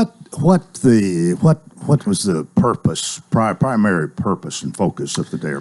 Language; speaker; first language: English; native; English